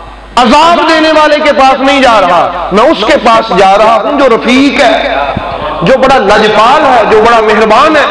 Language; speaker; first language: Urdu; non-native, local second language; Punjabi